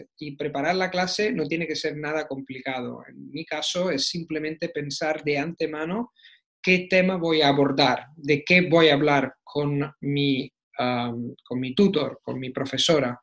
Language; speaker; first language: Spanish; non-native, fluent; Italian